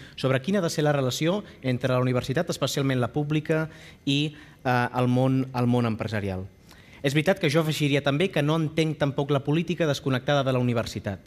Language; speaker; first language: Catalan; native; Catalan